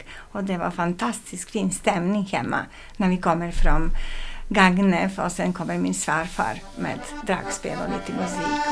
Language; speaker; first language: Swedish; non-native, fluent; Serbian